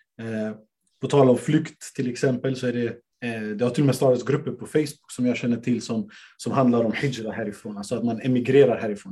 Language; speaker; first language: Swedish; native; Swedish